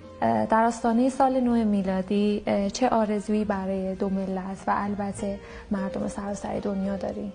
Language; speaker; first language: Persian; native; Persian